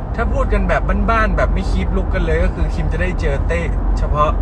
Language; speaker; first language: Thai; native; Thai